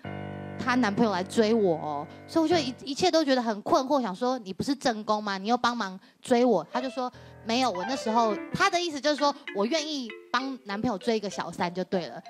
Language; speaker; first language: Chinese; native; Chinese